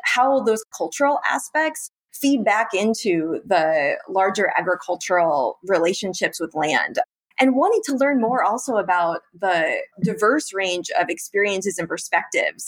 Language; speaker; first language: English; native; English